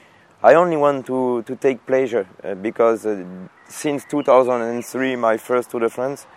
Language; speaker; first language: English; non-native, fluent; French